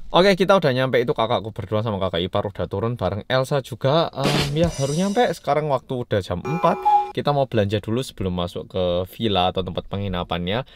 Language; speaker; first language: Indonesian; early bilingual, other home language; Korean